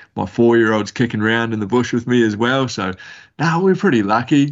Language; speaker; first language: English; native; English